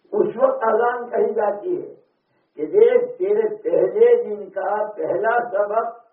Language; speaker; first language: Urdu; non-native, local second language; Gujarati